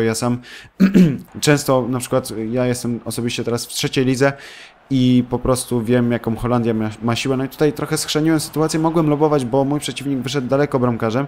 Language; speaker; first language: Polish; native; Polish